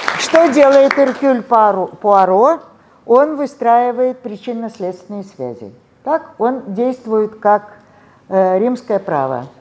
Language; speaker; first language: Russian; native; Russian